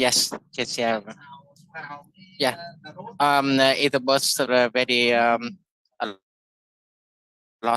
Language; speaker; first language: English; non-native, learner; Vietnamese